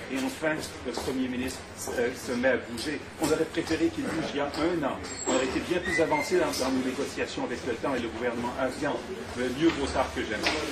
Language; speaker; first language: French; native; French